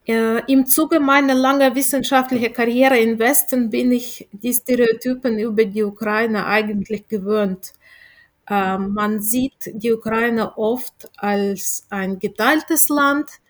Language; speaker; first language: German; non-native, fluent; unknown